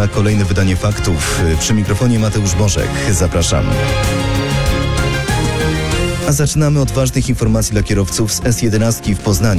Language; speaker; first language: Polish; native; Polish